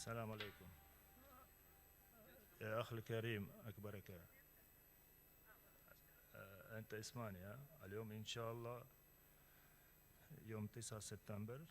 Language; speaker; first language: Arabic; non-native, learner; Uzbek